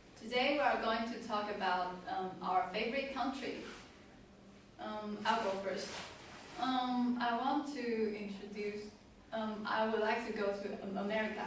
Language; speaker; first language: English; non-native, learner; Chinese